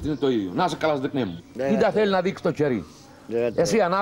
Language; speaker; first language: Greek; native; Greek